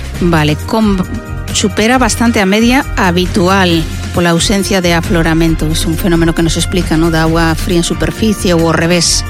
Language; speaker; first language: Galician; non-native, local second language; Spanish